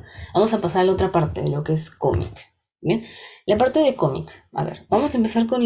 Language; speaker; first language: Spanish; native; Spanish